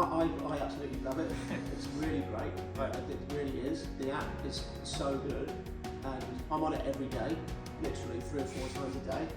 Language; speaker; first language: English; native; English